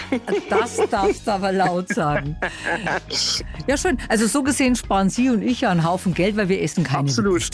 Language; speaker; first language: German; native; German